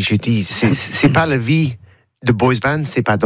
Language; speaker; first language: French; non-native, learner; English